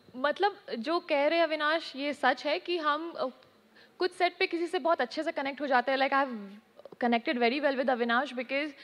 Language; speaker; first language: Hindi; native; Hindi